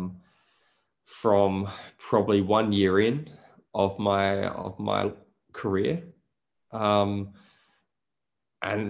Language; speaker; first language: English; native; English